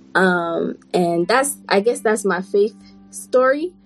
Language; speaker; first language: English; non-native, fluent; French